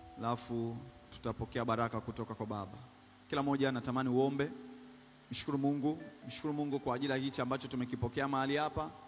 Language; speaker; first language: Swahili; native; Swahili